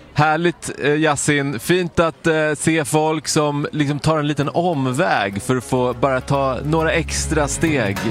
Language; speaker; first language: Swedish; native; Swedish